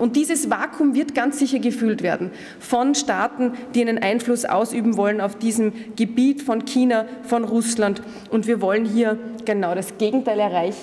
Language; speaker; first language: German; native; German